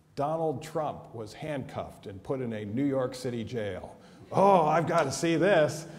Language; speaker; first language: English; native; English